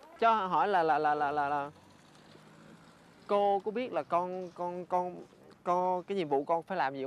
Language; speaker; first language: Vietnamese; native; Vietnamese